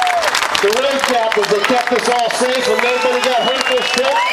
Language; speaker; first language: English; native; English